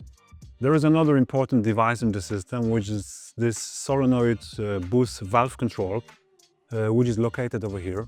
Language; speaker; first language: English; non-native, fluent; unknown